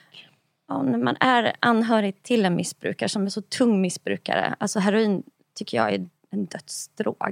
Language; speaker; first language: Swedish; native; Swedish